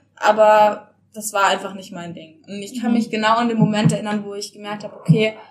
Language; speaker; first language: German; native; German